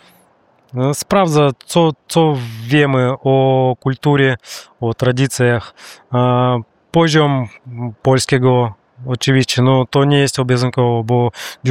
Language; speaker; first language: Polish; non-native, learner; Russian